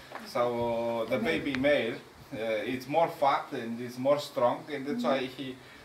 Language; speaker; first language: English; non-native, learner; Romanian